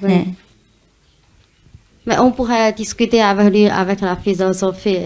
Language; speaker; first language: French; non-native, fluent; Chinese